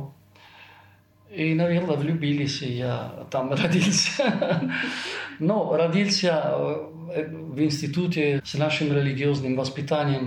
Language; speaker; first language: Russian; non-native, fluent; Italian